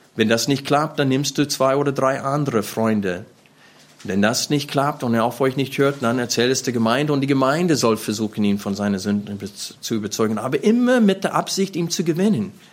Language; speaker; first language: German; non-native, fluent; English